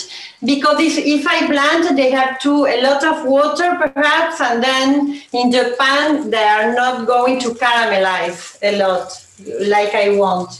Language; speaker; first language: English; non-native, learner; Spanish